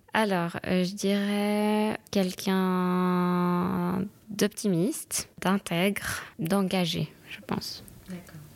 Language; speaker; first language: French; native; French